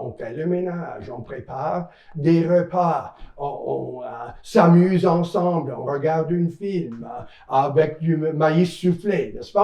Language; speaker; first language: French; non-native, local second language; English